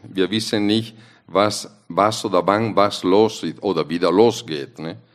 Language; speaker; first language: German; non-native, fluent; Italian